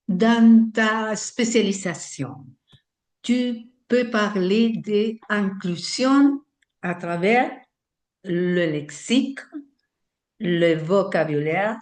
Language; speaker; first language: French; non-native, fluent; Spanish